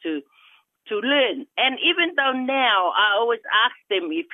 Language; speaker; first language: English; non-native, fluent; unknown